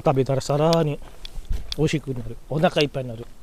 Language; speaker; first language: Japanese; non-native, fluent; Indonesian